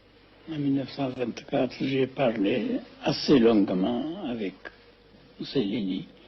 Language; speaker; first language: French; non-native, fluent; Amharic